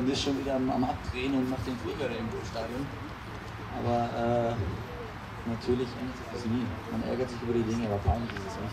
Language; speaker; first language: German; native; German